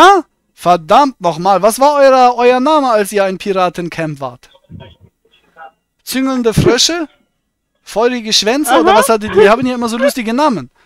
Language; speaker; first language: German; native; German